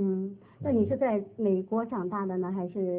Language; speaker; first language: Chinese; native; Chinese